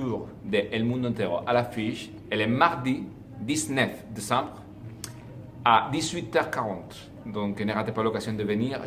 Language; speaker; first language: French; non-native, fluent; Spanish